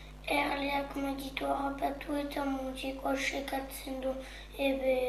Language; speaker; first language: Basque; non-native, local second language; French